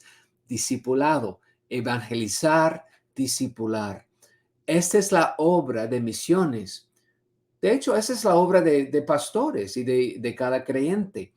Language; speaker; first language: Spanish; non-native, fluent; English